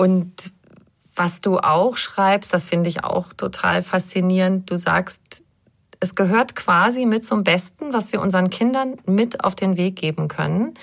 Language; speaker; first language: German; native; German